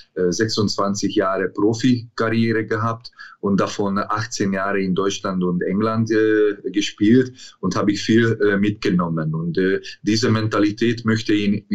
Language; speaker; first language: German; non-native, learner; Hungarian